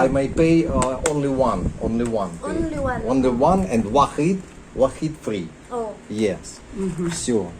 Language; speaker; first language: English; non-native, learner; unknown